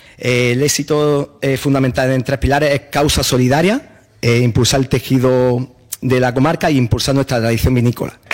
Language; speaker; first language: Spanish; native; Spanish